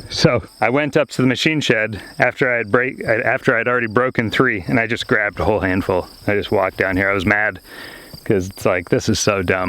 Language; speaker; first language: English; native; English